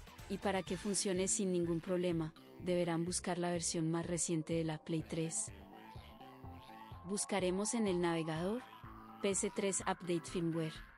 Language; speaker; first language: Spanish; native; Spanish